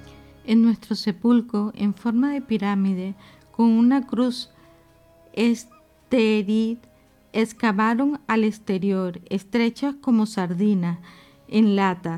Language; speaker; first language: Spanish; native; Spanish